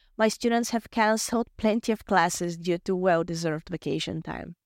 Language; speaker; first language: English; non-native, fluent; Bulgarian